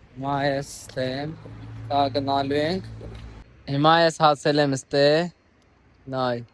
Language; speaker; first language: Armenian; non-native, learner; Hindi